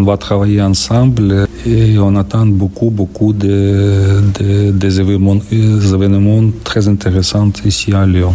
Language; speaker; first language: French; non-native, learner; Ukrainian